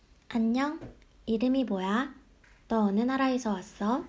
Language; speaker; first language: Korean; non-native, learner; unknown